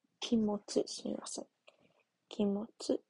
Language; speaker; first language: Japanese; non-native, learner; English